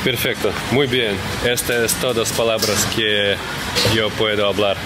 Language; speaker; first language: Spanish; non-native, learner; Russian